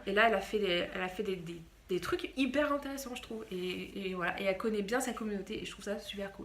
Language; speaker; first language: French; native; French